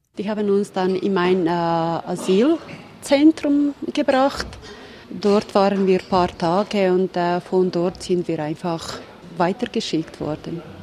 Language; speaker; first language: German; non-native, fluent; Bosnian